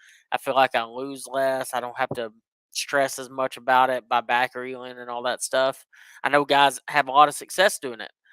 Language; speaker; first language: English; native; English